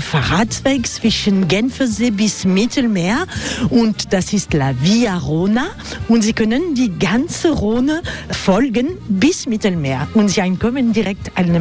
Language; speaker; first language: German; non-native, learner; French